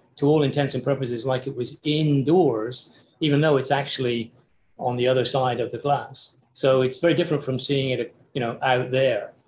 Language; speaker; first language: English; native; English